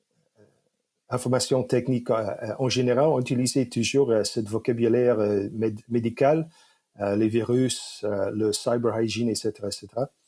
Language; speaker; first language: French; non-native, fluent; English